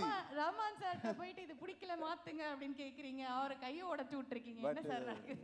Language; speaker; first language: Tamil; native; Tamil